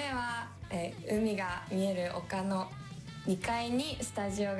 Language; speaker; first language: Japanese; native; Japanese